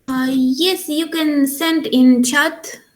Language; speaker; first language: English; non-native, learner; Ukrainian